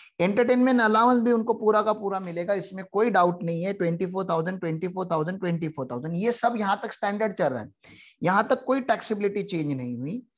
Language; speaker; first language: Hindi; native; Hindi